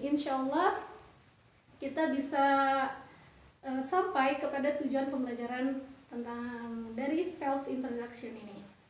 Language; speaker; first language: Indonesian; non-native, local second language; Sundanese